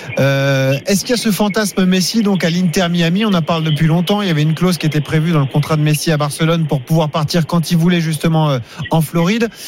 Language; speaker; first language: French; native; French